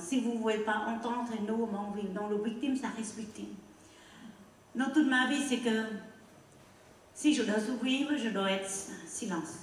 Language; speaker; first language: French; non-native, learner; Khmer